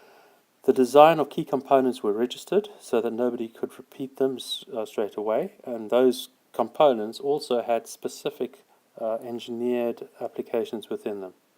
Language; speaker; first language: English; native; English